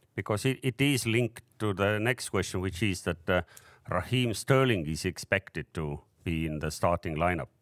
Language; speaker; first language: English; non-native, fluent; Estonian